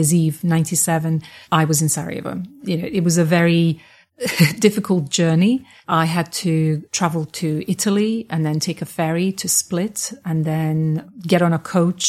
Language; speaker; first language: English; non-native, fluent; Bosnian